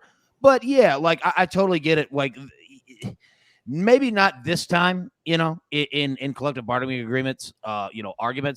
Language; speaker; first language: English; native; English